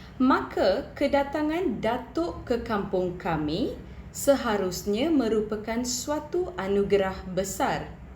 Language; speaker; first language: Malay; non-native, local second language; Tamil